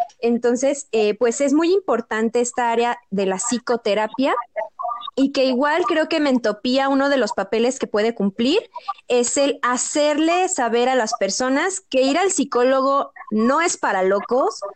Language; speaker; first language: Spanish; native; Spanish